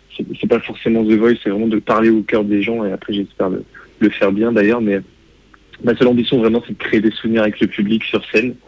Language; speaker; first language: French; native; French